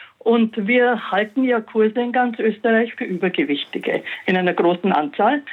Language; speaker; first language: German; native; German